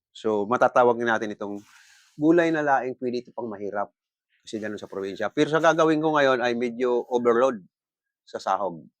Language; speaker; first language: Filipino; non-native, local second language; Bikol